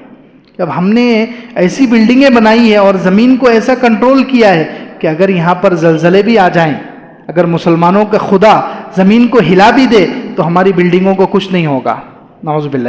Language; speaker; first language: Urdu; native; Urdu